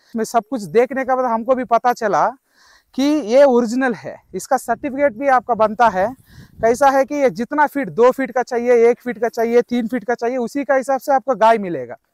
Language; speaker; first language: Hindi; non-native, local second language; Telugu